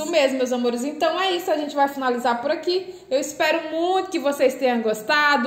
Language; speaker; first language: Portuguese; native; Portuguese